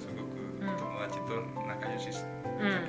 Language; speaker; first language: Japanese; non-native, learner; Spanish